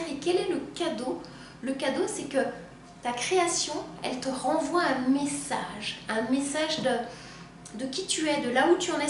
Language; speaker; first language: French; native; French